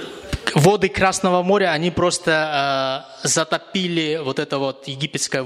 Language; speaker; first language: Russian; native; Russian